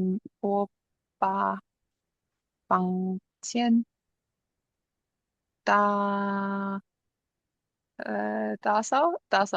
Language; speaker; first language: Chinese; non-native, learner; English